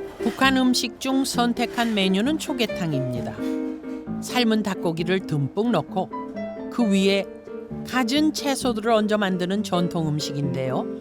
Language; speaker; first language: Korean; native; Korean